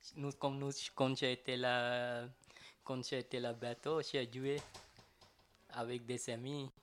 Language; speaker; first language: French; non-native, learner; Tamil